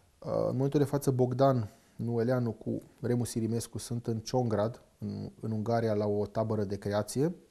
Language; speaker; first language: Romanian; non-native, local second language; Hungarian